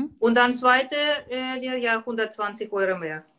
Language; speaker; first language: German; non-native, learner; Russian